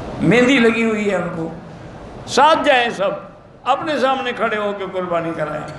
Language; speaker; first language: Urdu; native; Urdu